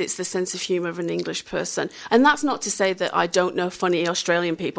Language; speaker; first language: English; native; English